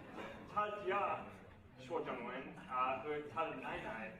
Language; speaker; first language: Chinese; non-native, learner; English